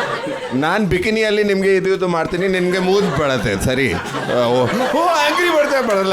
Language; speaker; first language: Kannada; non-native, learner; Punjabi